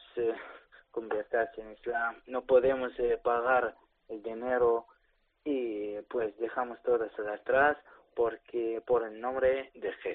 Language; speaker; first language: Spanish; non-native, learner; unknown